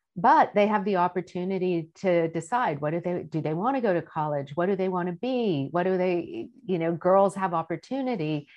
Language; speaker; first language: English; native; English